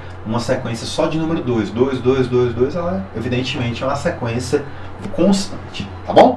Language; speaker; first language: Portuguese; native; Portuguese